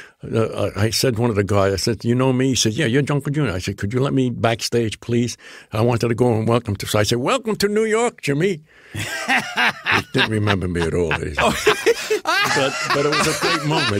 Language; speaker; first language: English; native; English